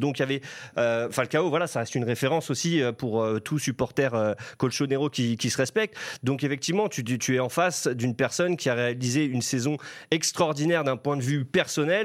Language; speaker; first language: French; native; French